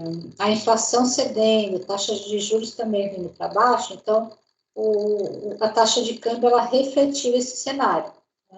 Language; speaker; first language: Portuguese; native; Portuguese